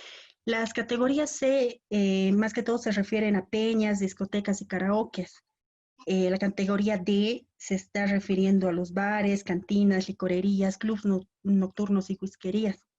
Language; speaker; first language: Spanish; native; Spanish